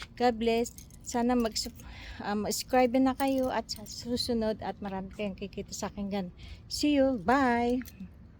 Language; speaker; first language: Filipino; native; Filipino